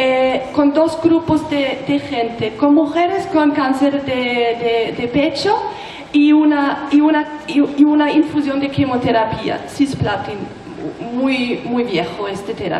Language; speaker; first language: Spanish; non-native, learner; German